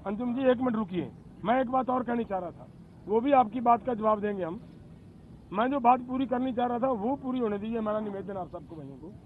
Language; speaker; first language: Hindi; non-native, local second language; Punjabi